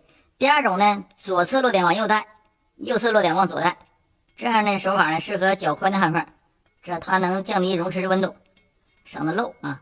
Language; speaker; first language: Chinese; native; Chinese